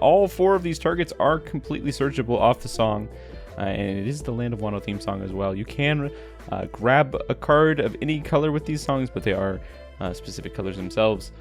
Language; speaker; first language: English; native; English